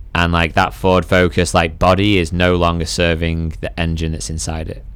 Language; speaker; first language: English; native; English